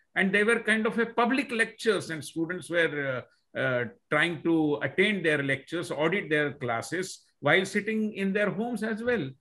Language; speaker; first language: English; non-native, local second language; Marathi